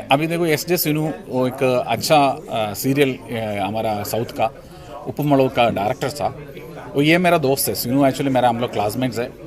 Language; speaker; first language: Hindi; non-native, local second language; Malayalam